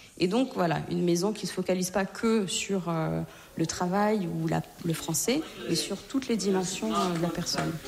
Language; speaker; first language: French; native; French